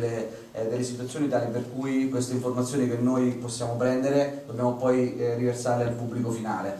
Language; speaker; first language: Italian; native; Italian